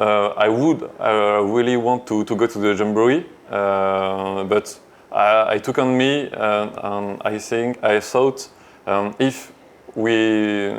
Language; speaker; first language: English; non-native, learner; French